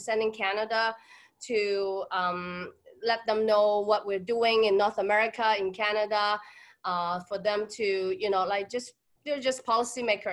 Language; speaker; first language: English; non-native, local second language; Cantonese